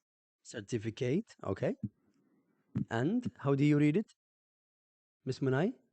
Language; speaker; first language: English; non-native, fluent; Arabic